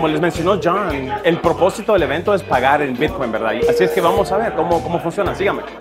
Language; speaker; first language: Spanish; native; Spanish